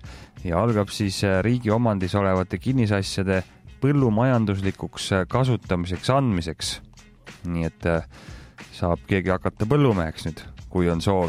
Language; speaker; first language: Estonian; native; Estonian